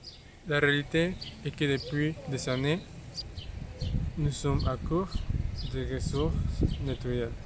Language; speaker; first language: French; non-native, learner; Spanish